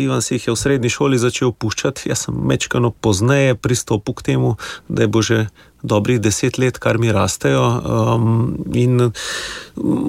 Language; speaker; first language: Slovenian; native; Slovenian